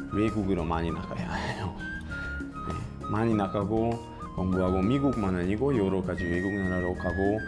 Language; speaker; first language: Korean; non-native, fluent; Slovak